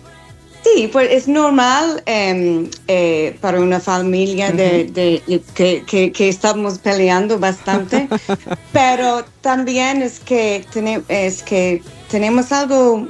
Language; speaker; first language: Spanish; non-native, learner; English